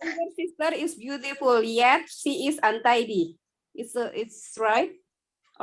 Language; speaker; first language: English; non-native, learner; Indonesian